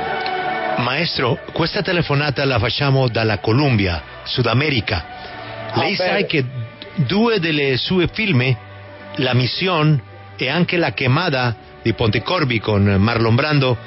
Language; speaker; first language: Italian; non-native, learner; Spanish